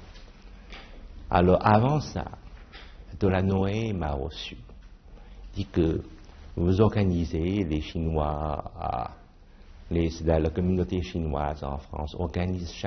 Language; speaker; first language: French; non-native, fluent; Chinese